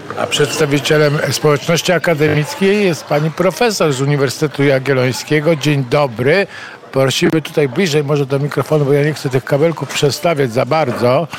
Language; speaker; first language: Polish; native; Polish